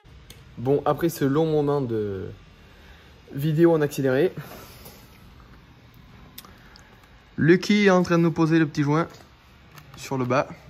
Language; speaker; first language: French; native; French